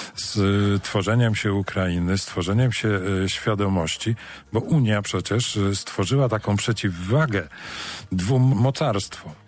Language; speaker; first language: Polish; native; Polish